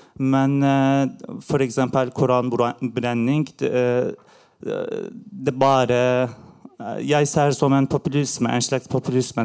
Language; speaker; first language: Norwegian; non-native, learner; Turkish